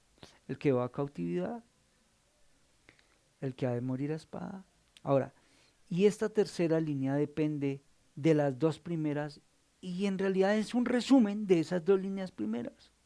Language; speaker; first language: Spanish; native; Spanish